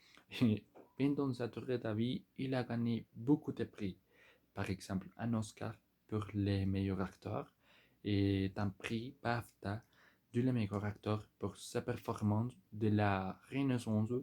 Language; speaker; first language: French; non-native, learner; Spanish